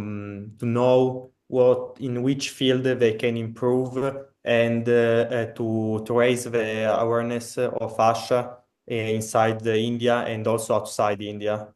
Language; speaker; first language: English; non-native, fluent; Italian